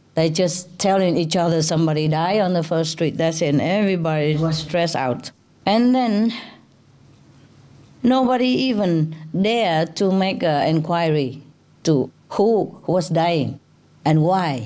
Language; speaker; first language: English; non-native, fluent; Vietnamese